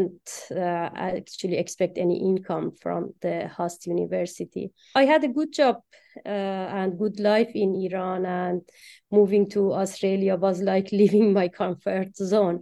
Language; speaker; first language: English; non-native, fluent; Persian